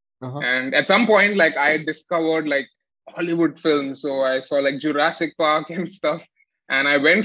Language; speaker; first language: English; non-native, local second language; Malayalam